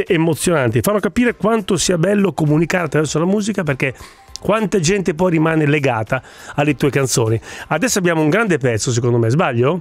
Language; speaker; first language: Italian; native; Italian